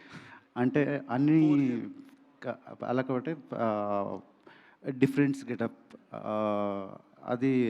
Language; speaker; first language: Telugu; non-native, learner; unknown